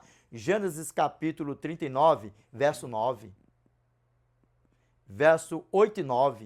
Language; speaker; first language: Portuguese; native; Portuguese